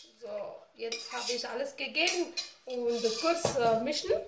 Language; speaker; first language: German; non-native, learner; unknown